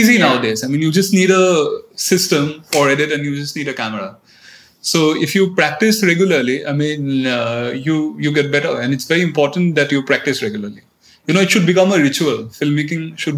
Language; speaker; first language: English; non-native, local second language; Assamese